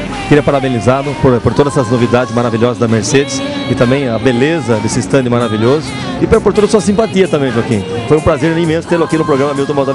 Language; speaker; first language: Portuguese; native; Portuguese